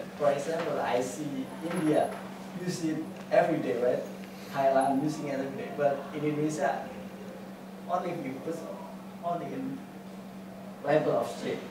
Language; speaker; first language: English; non-native, fluent; Indonesian